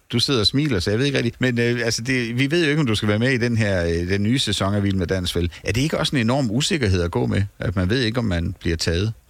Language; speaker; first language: Danish; native; Danish